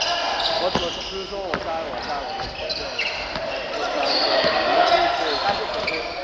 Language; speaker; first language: Chinese; non-native, local second language; Cantonese